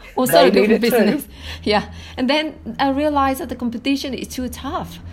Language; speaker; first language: English; non-native, fluent; Vietnamese